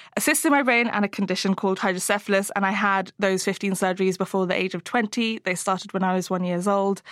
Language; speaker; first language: English; native; English